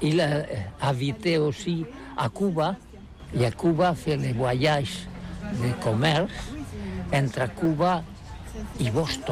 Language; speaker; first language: French; non-native, learner; Catalan